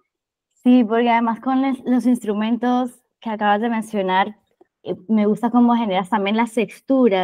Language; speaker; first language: Spanish; native; Spanish